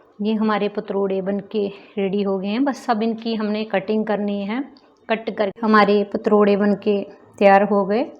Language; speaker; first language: Hindi; non-native, local second language; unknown